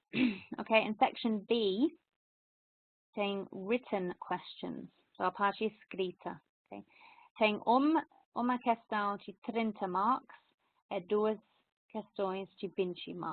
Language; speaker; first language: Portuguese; non-native, fluent; English